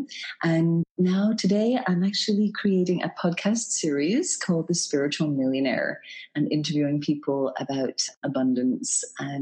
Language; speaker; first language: English; native; English